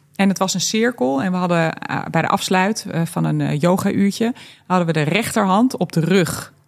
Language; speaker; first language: Dutch; native; Dutch